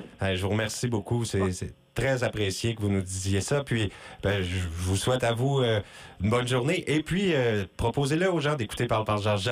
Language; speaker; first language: French; native; French